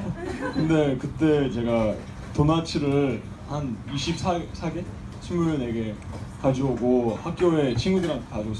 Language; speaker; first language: Korean; early bilingual, heritage; Korean